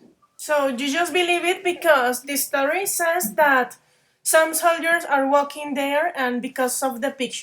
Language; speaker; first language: English; non-native, fluent; Spanish